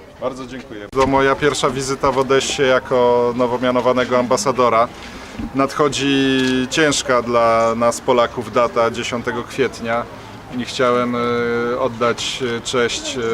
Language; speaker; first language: Polish; native; Polish